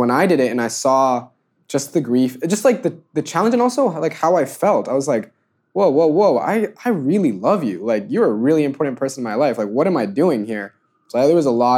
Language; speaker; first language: English; native; English